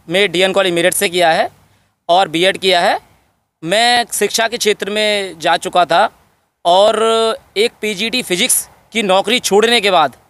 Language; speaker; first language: Hindi; native; Hindi